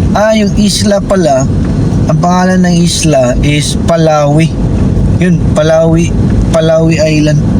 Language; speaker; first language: Filipino; native; Filipino